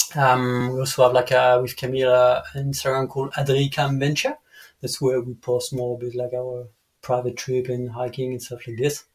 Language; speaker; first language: English; non-native, fluent; French